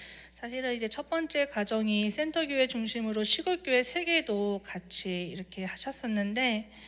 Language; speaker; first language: Korean; native; Korean